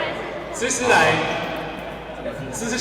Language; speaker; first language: Chinese; native; Chinese